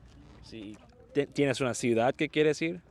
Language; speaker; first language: Spanish; non-native, learner; English